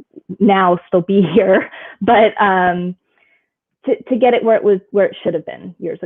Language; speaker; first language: English; native; English